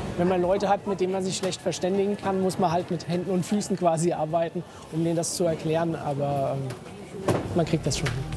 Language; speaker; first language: German; native; German